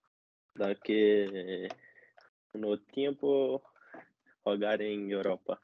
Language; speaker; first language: Spanish; non-native, learner; Portuguese